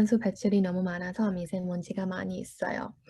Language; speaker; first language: Korean; non-native, learner; English